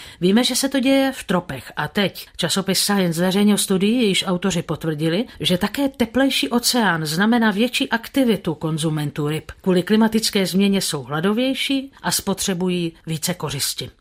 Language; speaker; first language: Czech; native; Czech